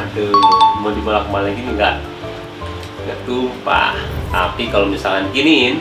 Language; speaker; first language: Indonesian; native; Indonesian